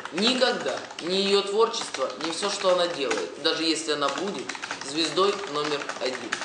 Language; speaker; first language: Russian; native; Russian